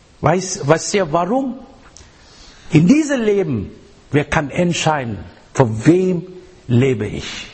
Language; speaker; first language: German; non-native, fluent; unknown